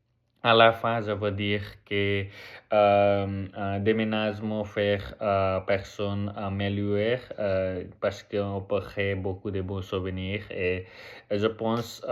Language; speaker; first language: French; non-native, learner; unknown